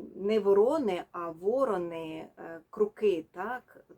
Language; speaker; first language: Ukrainian; native; Ukrainian